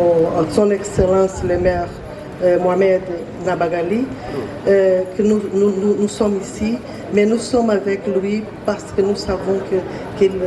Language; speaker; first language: French; non-native, learner; Portuguese